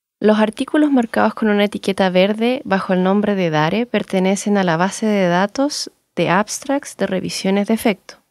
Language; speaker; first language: Spanish; native; Spanish